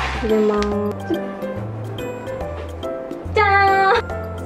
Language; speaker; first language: Japanese; non-native, learner; Vietnamese